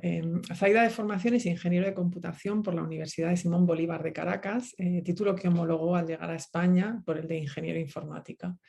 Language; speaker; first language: Spanish; native; Spanish